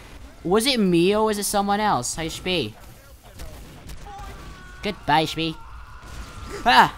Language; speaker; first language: English; native; English